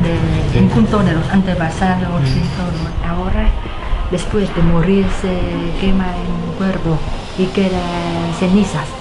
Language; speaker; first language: Spanish; non-native, learner; Vietnamese